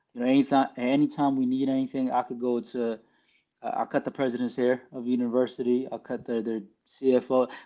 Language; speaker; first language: English; early bilingual, other home language; Filipino